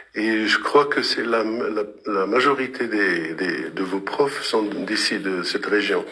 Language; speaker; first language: French; non-native, local second language; Arabic